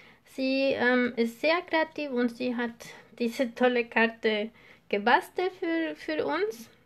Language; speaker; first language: German; non-native, fluent; Spanish